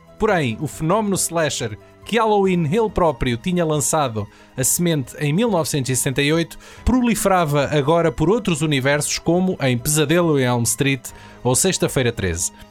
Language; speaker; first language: Portuguese; native; Portuguese